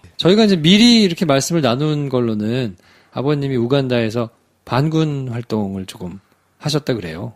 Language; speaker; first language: Korean; native; Korean